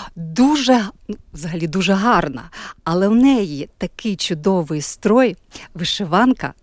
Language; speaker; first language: Ukrainian; native; Ukrainian